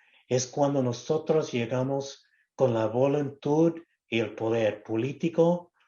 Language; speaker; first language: Spanish; non-native, local second language; English